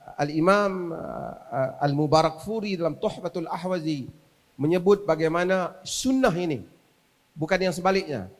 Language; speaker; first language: Malay; native; Malay